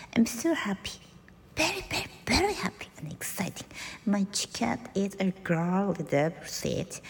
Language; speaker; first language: English; non-native, learner; Japanese